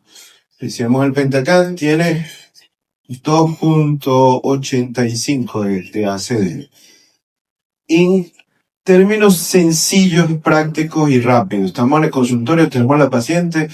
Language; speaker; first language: Spanish; native; Spanish